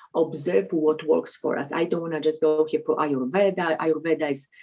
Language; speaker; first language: English; non-native, fluent; Polish